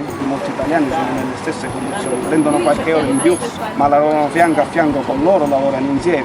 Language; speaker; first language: Italian; native; Italian